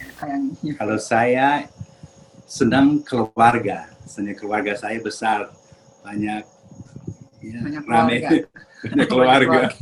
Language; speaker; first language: Indonesian; early bilingual, heritage; Indonesian